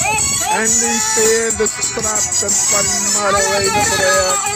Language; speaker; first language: Dutch; non-native, local second language; Sranan Tongo